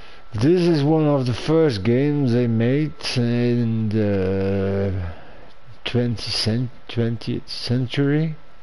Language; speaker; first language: English; non-native, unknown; Dutch